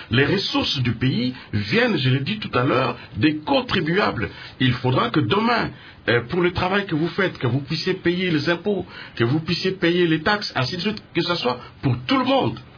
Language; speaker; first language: French; non-native, local second language; Lingala